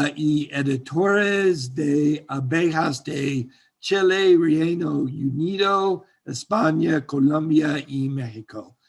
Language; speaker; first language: Spanish; non-native, learner; English